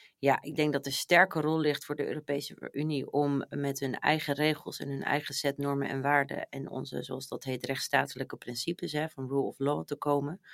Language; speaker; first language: Dutch; native; Dutch